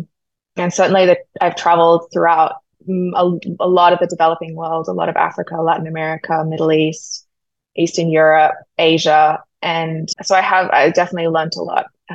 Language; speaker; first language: English; native; English